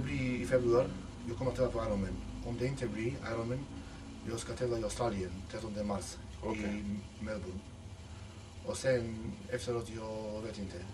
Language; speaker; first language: Swedish; non-native, fluent; Macedonian